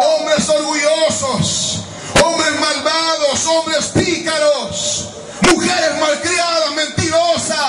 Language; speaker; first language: Spanish; native; Spanish